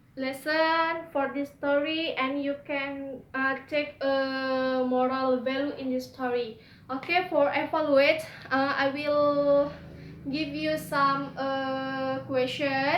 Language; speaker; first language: English; non-native, learner; Indonesian